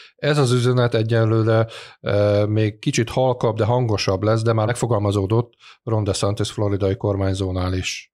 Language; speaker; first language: Hungarian; native; Hungarian